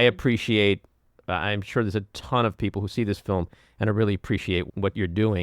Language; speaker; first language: English; native; English